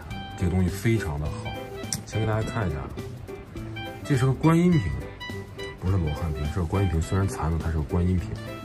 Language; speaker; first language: Chinese; native; Chinese